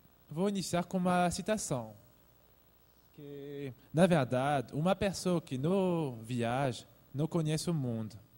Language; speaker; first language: Portuguese; non-native, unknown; French